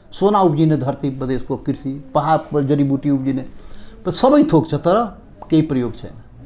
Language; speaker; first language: Nepali; non-native, local second language; Maithili